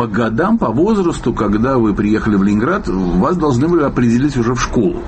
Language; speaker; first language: Russian; native; Russian